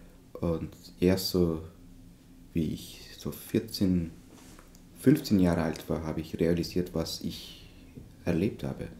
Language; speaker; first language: German; non-native, fluent; Turkish